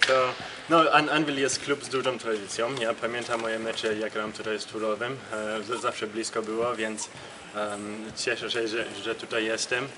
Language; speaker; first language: Polish; early bilingual, heritage; Polish